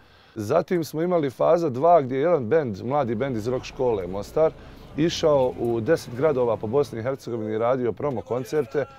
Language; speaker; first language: Bosnian; native; Bosnian